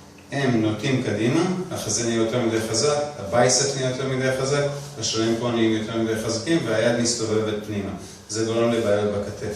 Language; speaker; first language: Hebrew; native; Hebrew